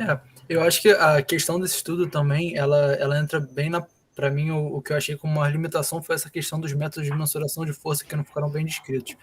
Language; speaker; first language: Portuguese; native; Portuguese